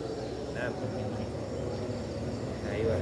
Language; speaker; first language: Arabic; non-native, fluent; Indonesian